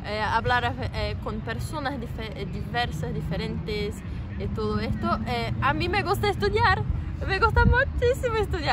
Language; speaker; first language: Spanish; non-native, learner; Portuguese